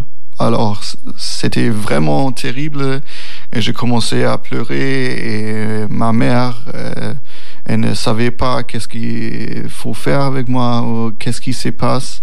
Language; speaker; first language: French; non-native, learner; German